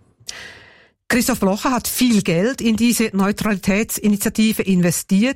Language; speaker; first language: German; native; German